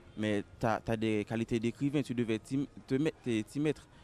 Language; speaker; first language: French; native; French